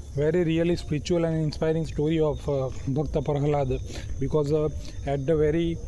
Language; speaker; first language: English; non-native, local second language; Gujarati